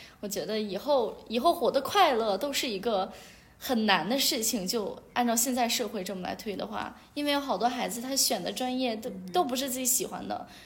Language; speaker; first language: Chinese; non-native, local second language; Uyghur